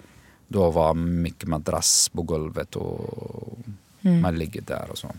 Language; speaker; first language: Swedish; non-native, fluent; Arabic